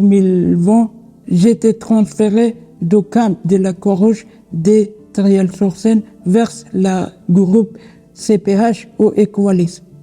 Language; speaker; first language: French; non-native, learner; Persian